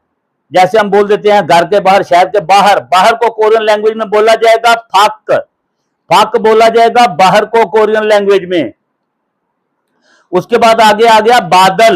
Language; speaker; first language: Hindi; non-native, local second language; Punjabi